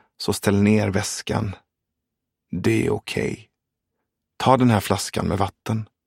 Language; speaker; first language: Swedish; early bilingual, other home language; Persian